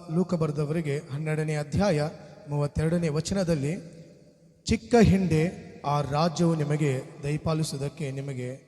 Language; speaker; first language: Kannada; non-native, local second language; Telugu